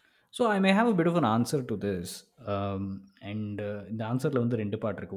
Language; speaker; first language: English; non-native, local second language; Tamil